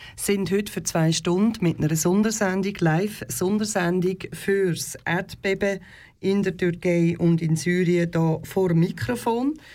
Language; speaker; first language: German; early bilingual, other home language; Turkish